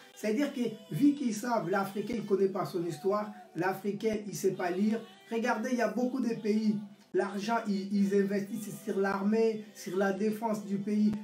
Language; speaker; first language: French; non-native, local second language; Lingala